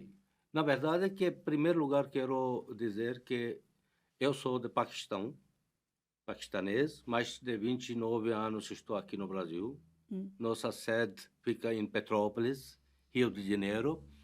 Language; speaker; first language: Portuguese; non-native, fluent; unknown